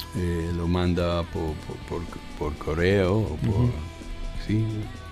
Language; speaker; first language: Spanish; non-native, fluent; English